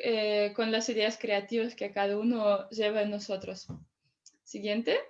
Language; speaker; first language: Spanish; non-native, fluent; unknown